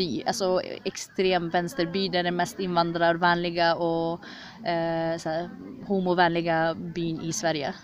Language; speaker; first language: Swedish; early bilingual, other home language; Kurdish